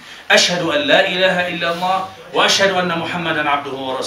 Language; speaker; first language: Arabic; non-native, fluent; English